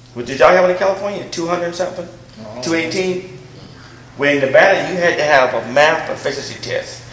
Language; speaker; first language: English; native; English